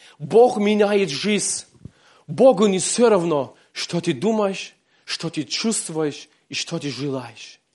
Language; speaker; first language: Russian; early bilingual, heritage; Russian